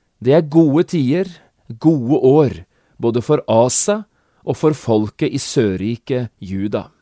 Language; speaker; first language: Norwegian; native; Norwegian